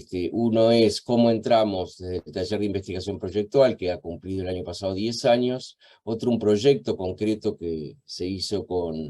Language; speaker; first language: Spanish; native; Spanish